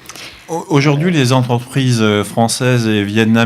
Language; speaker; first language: French; native; French